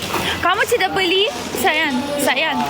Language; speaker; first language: Indonesian; non-native, learner; Russian